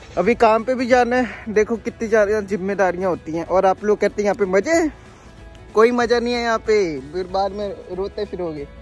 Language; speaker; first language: Hindi; native; Hindi